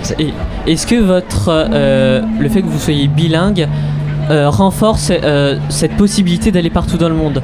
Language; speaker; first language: French; native; French